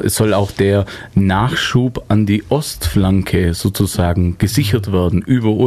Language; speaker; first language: German; native; German